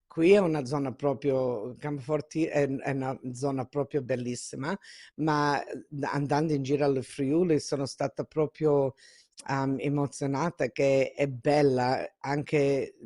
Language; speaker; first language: Italian; early bilingual, heritage; Italian